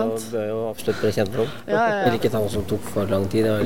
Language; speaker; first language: Norwegian; native; Norwegian